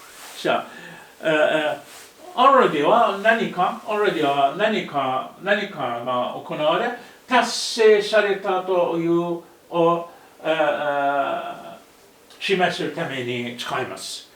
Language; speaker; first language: Japanese; non-native, fluent; Arabic